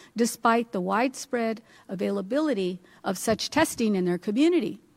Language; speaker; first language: English; early bilingual, other home language; Spanish